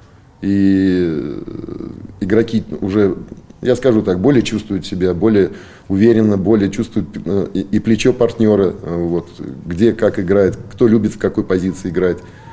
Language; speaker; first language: Russian; native; Russian